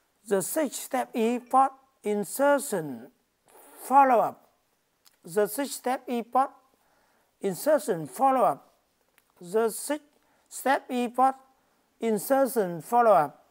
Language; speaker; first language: English; non-native, learner; Vietnamese